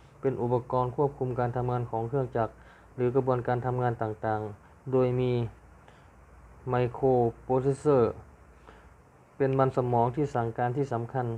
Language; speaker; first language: Thai; native; Thai